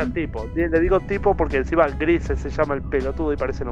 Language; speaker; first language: Spanish; native; Spanish